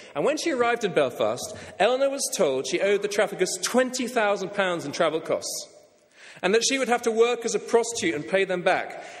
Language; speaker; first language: English; native; English